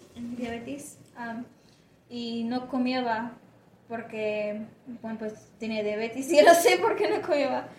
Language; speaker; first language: Spanish; early bilingual, heritage; Spanish